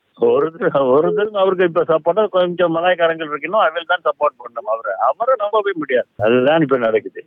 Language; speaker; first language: Tamil; native; Tamil